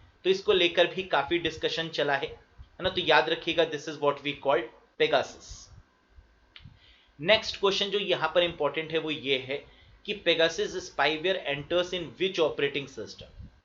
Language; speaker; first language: Hindi; native; Hindi